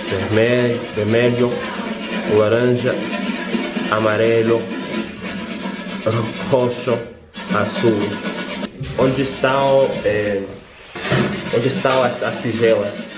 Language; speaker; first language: Portuguese; non-native, learner; English